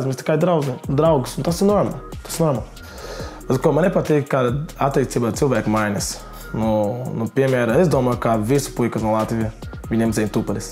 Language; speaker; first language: Latvian; non-native, learner; Portuguese